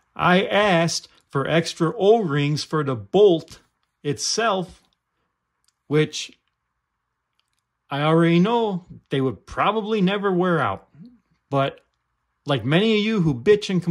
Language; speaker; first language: English; native; English